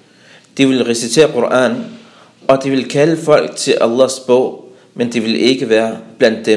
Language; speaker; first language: Danish; early bilingual, other home language; Arabic